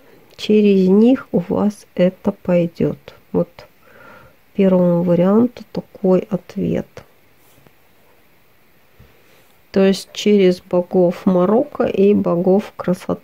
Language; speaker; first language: Russian; native; Russian